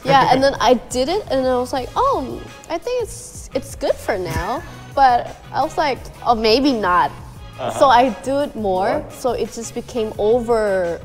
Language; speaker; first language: English; non-native, fluent; Thai